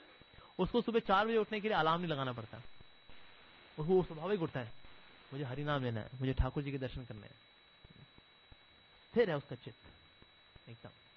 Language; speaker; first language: Hindi; native; Hindi